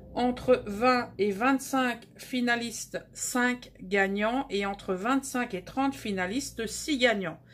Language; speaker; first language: French; native; French